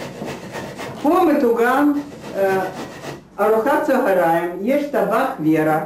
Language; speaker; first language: Hebrew; non-native, learner; Russian